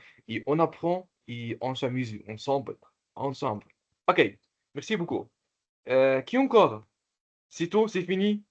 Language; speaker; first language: French; non-native, local second language; Arabic